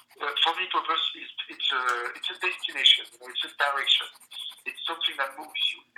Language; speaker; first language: English; non-native, fluent; French